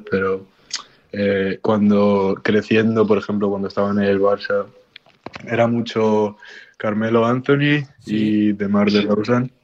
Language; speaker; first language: Spanish; native; Spanish